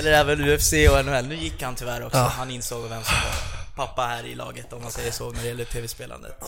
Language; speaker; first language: Swedish; native; Swedish